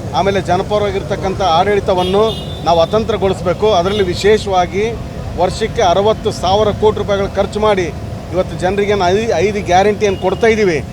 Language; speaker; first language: Kannada; native; Kannada